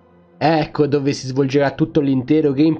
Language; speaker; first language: Italian; native; Italian